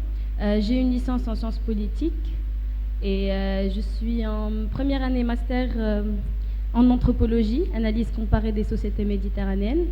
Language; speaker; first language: French; non-native, local second language; Arabic